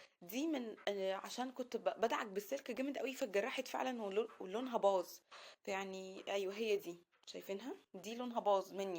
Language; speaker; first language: Arabic; native; Arabic